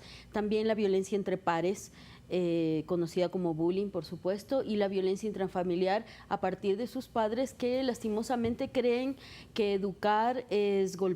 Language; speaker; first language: Spanish; native; Spanish